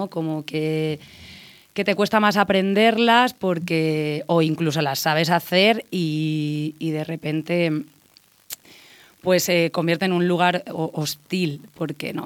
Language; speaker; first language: Spanish; native; Spanish